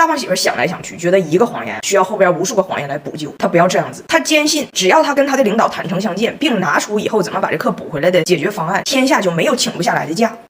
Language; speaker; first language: Chinese; native; Chinese